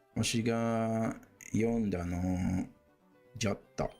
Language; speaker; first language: Japanese; non-native, learner; English